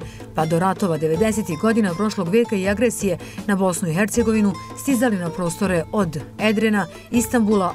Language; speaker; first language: Serbian; native; Serbian